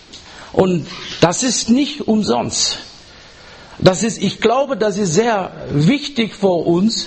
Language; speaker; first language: German; non-native, learner; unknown